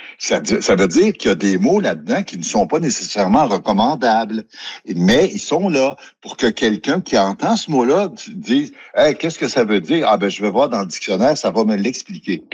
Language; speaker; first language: French; native; French